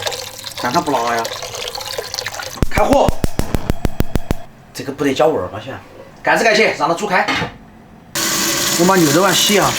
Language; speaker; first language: Chinese; native; Chinese